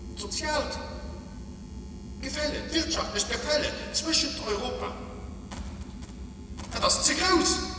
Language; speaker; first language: German; non-native, local second language; Luxembourgish